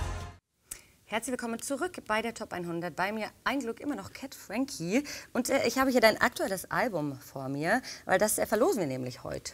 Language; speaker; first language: German; native; German